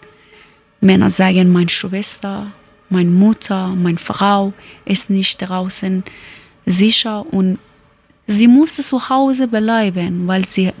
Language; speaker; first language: German; non-native, learner; Persian